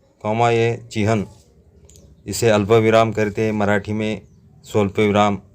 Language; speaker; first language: Hindi; non-native, local second language; Urdu